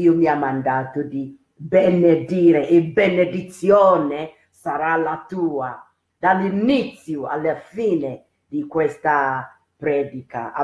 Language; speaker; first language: Italian; non-native, fluent; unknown